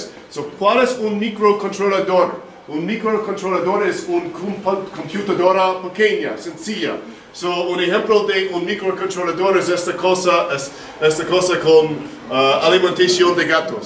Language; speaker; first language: Spanish; non-native, learner; English